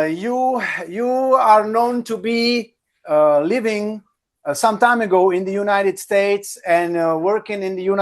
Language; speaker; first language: English; non-native, fluent; Czech